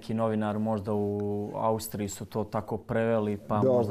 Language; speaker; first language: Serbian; early bilingual, heritage; Croatian